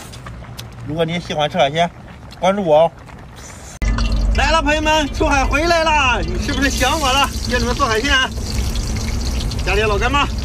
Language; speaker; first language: Chinese; native; Chinese